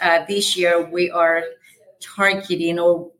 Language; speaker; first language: English; non-native, fluent; Spanish